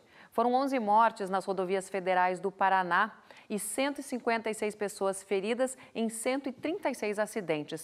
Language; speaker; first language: Portuguese; native; Portuguese